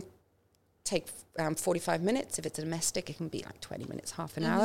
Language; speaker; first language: English; native; English